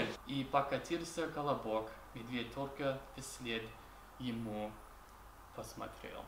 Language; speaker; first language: Russian; non-native, learner; English